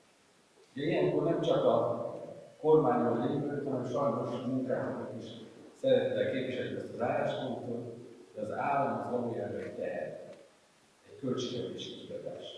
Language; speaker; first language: Hungarian; native; Hungarian